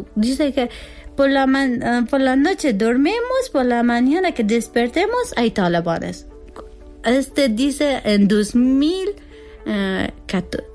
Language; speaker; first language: Spanish; non-native, learner; Persian